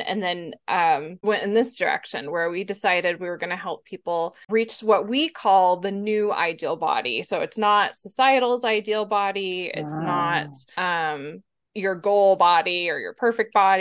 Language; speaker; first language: English; native; English